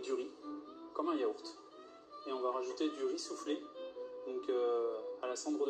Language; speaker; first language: French; native; French